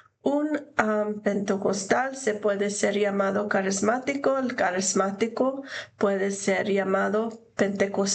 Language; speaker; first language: Spanish; non-native, fluent; English